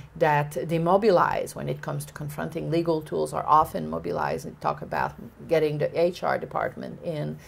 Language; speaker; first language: English; native; English